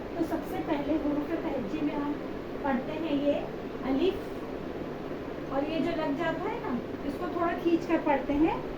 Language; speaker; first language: Hindi; native; Hindi